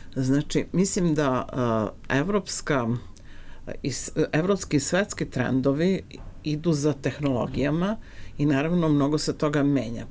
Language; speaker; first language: Serbian; native; Serbian